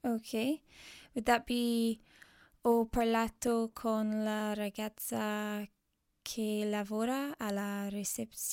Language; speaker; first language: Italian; non-native, learner; English